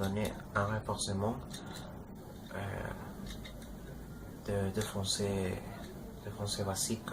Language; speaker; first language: French; non-native, learner; Spanish